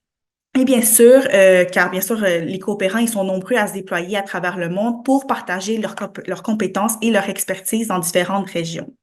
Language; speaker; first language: French; native; French